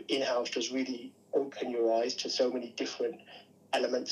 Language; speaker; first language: English; native; English